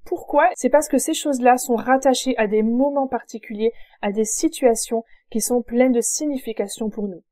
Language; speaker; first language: French; native; French